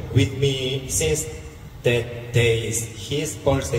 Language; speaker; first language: English; non-native, learner; Korean